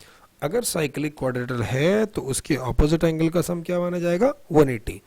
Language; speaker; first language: Hindi; native; Hindi